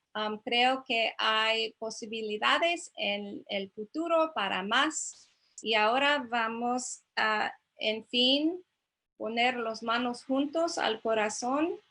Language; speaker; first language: Spanish; non-native, fluent; English